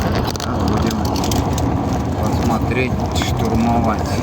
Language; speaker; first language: Russian; native; Russian